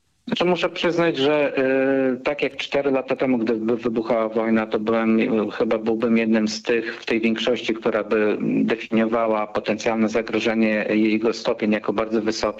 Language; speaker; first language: Polish; native; Polish